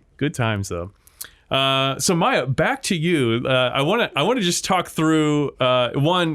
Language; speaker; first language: English; native; English